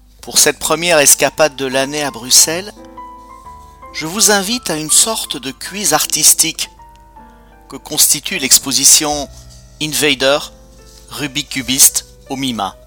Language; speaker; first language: French; native; French